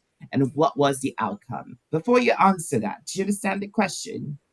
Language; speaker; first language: English; non-native, fluent; Portuguese